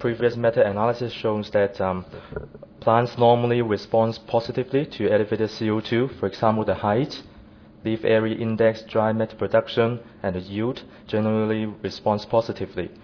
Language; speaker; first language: English; non-native, fluent; Chinese